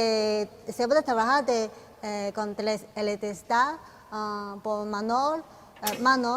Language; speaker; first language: Spanish; non-native, learner; Chinese